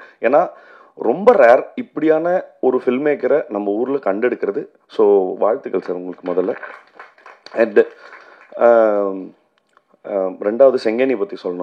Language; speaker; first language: Tamil; native; Tamil